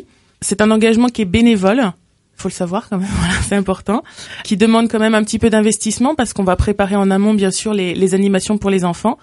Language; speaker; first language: French; native; French